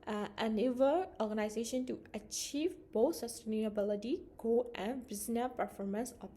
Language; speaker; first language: English; non-native, learner; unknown